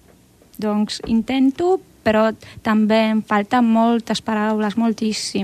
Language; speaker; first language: Catalan; non-native, learner; Polish